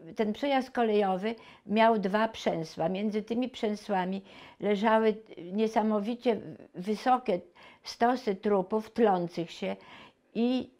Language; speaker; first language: Polish; native; Polish